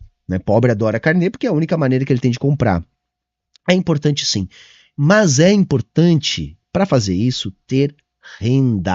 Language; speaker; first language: Portuguese; native; Portuguese